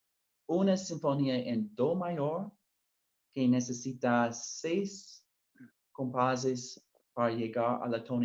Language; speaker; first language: Spanish; non-native, fluent; English